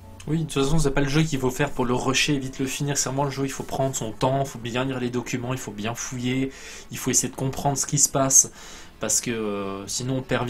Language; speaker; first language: French; native; French